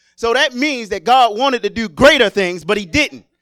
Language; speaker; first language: English; native; English